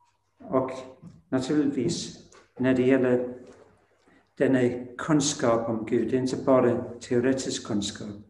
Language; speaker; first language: Swedish; non-native, fluent; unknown